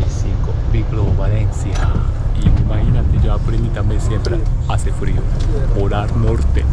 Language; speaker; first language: Spanish; non-native, learner; Japanese